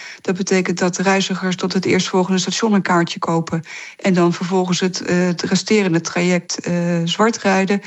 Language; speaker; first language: Dutch; native; Dutch